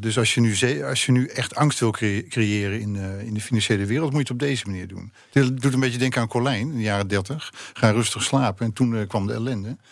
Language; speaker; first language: Dutch; native; Dutch